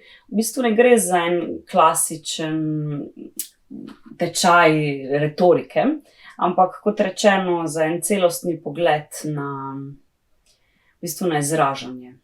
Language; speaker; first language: Slovenian; native; Slovenian